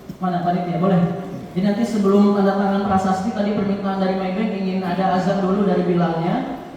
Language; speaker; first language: Indonesian; native; Indonesian